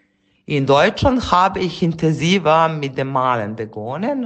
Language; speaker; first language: German; non-native, fluent; Serbian